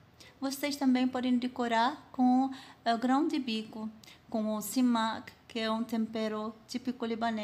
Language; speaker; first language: Portuguese; non-native, fluent; Arabic